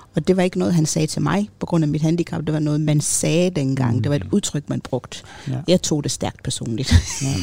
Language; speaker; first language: Danish; early bilingual, other home language; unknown